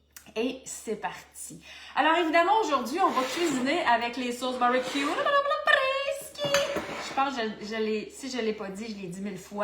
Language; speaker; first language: French; native; French